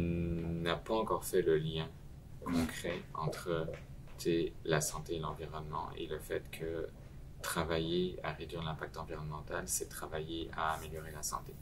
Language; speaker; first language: French; native; French